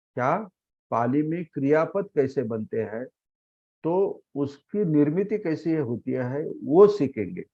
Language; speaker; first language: Hindi; non-native, local second language; Marathi